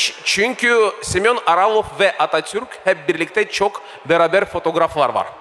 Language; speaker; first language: Turkish; non-native, fluent; Russian